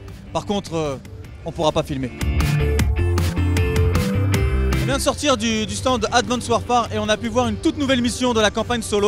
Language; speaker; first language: French; native; French